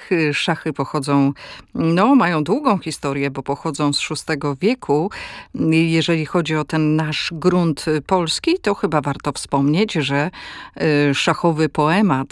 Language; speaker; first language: Polish; native; Polish